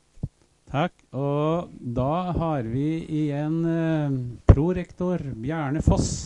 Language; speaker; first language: Norwegian; native; Norwegian